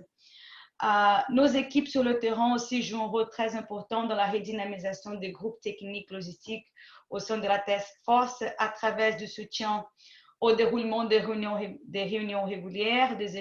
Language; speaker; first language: French; non-native, fluent; Portuguese